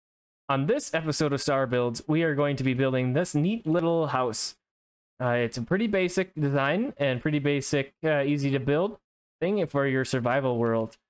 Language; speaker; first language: English; native; English